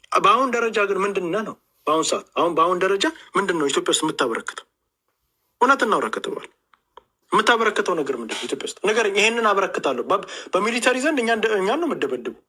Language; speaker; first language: Amharic; native; Amharic